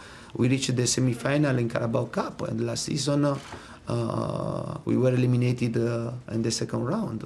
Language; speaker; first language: English; non-native, fluent; Italian